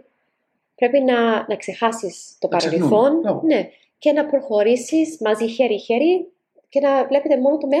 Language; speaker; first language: Greek; early bilingual, heritage; Greek